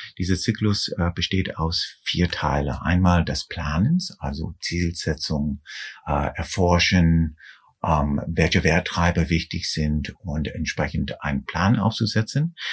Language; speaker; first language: German; non-native, fluent; English